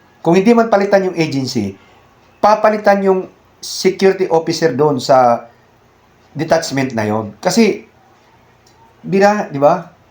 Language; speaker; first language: Filipino; native; Filipino